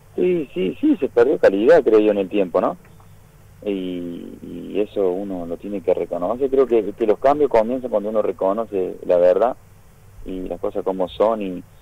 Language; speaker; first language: Spanish; native; Spanish